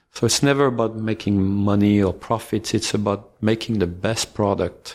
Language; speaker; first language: English; non-native, fluent; French